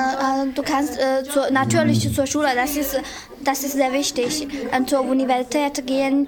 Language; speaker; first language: German; non-native, learner; Chinese